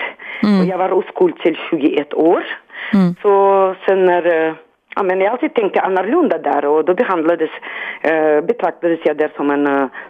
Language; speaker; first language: Swedish; non-native, learner; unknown